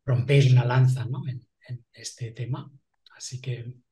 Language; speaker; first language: Spanish; non-native, local second language; Catalan